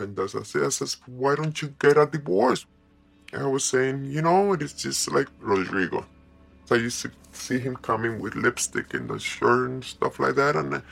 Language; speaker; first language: English; non-native, fluent; Spanish